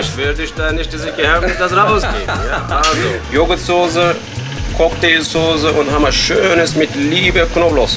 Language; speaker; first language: German; non-native, learner; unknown